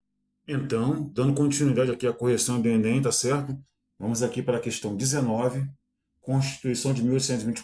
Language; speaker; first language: Portuguese; native; Portuguese